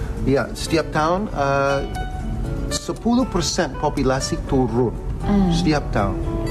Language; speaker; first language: Indonesian; non-native, fluent; English